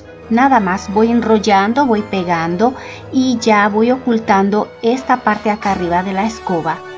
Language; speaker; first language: Spanish; native; Spanish